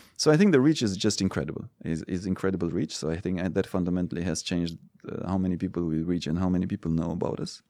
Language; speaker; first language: English; non-native, fluent; Romanian